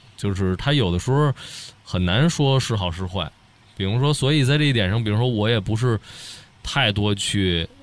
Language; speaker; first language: Chinese; native; Chinese